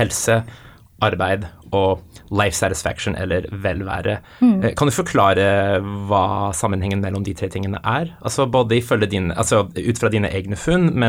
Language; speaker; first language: Norwegian; native; Norwegian